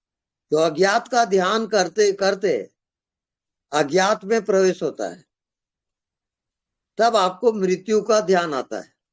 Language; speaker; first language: Hindi; native; Hindi